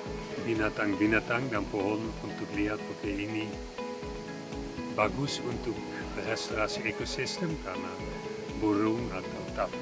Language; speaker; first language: Indonesian; non-native, fluent; Dutch